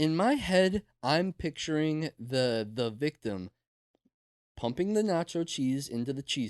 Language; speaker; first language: English; native; English